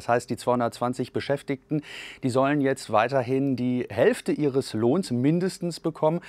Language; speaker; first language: German; native; German